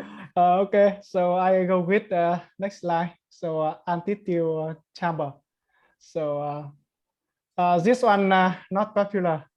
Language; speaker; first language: English; non-native, learner; Vietnamese